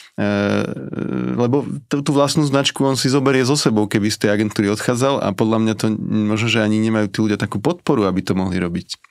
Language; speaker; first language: Slovak; native; Slovak